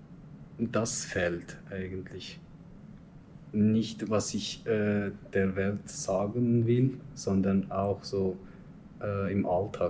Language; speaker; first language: German; non-native, learner; Turkish